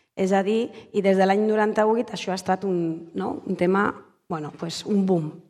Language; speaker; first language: Catalan; non-native, local second language; Spanish